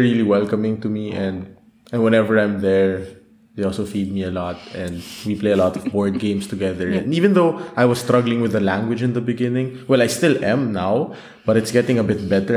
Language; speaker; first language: English; non-native, local second language; Filipino